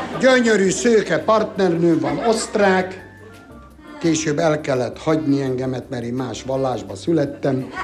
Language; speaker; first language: Hungarian; native; Hungarian